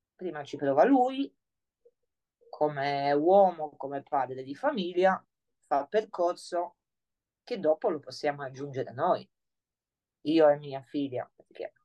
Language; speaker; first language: Italian; non-native, fluent; Polish